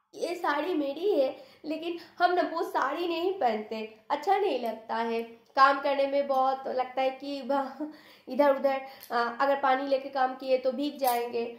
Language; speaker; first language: Hindi; non-native, local second language; Bangla